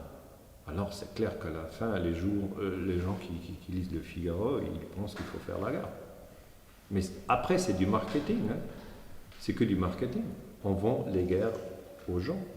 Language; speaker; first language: French; non-native, fluent; German